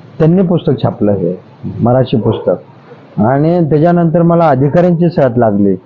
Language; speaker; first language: Marathi; non-native, local second language; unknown